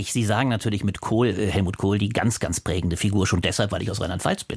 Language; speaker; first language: German; native; German